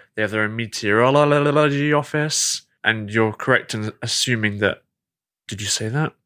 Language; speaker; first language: English; native; English